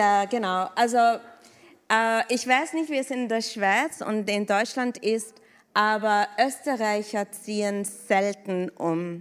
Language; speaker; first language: German; non-native, fluent; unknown